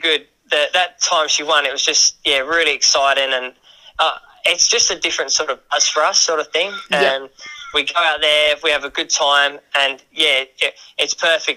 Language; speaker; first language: English; native; English